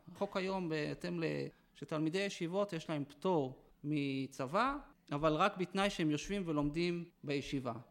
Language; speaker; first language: Hebrew; non-native, local second language; Yiddish